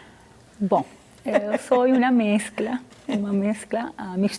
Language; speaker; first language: Portuguese; non-native, fluent; Spanish